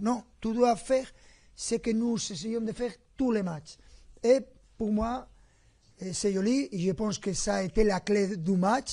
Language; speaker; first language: French; non-native, fluent; Spanish